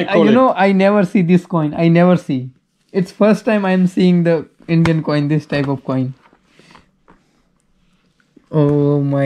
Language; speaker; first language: English; non-native, local second language; Hindi